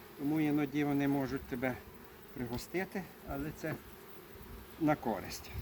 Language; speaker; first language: Ukrainian; native; Ukrainian